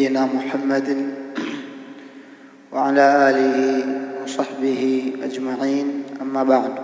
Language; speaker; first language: Arabic; non-native, fluent; Swahili